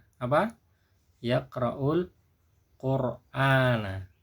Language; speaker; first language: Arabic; non-native, fluent; Indonesian